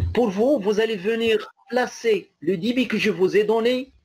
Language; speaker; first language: French; non-native, local second language; Arabic